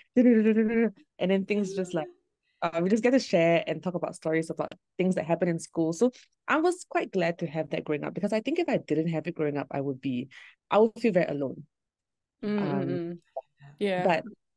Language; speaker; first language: English; native; English